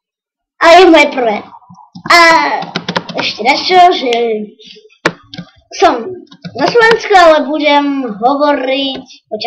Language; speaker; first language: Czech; non-native, learner; Slovak